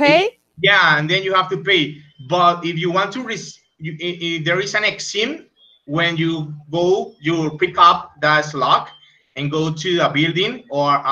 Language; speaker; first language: English; non-native, learner; Spanish